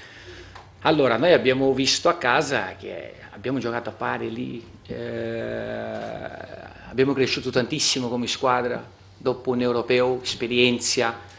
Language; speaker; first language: Italian; non-native, fluent; Portuguese